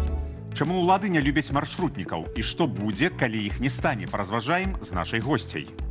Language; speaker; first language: Belarusian; native; Belarusian